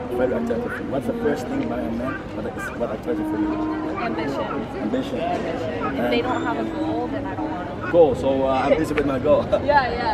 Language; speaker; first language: English; native; English